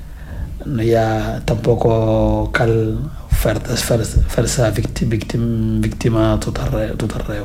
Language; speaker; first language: Catalan; non-native, fluent; Fula